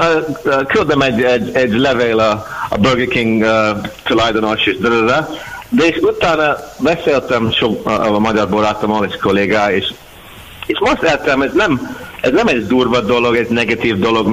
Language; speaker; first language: Hungarian; non-native, learner; English